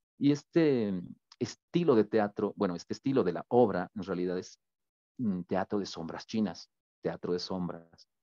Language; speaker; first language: Spanish; native; Spanish